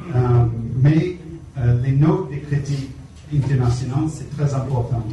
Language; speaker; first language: French; non-native, fluent; English